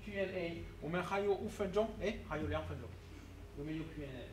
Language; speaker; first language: Chinese; non-native, learner; French